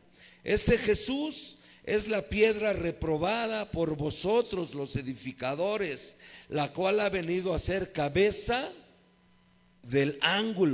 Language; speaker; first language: Spanish; native; Spanish